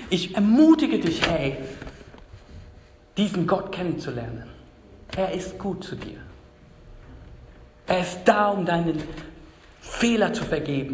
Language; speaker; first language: German; non-native, fluent; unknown